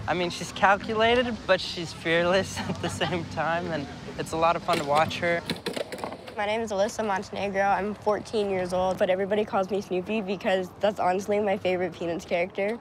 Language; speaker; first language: English; native; English